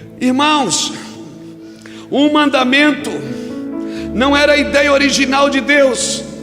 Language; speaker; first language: Portuguese; native; Portuguese